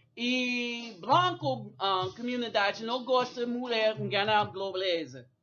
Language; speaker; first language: Portuguese; non-native, learner; English